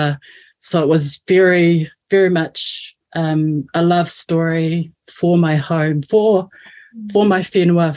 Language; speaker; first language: English; native; English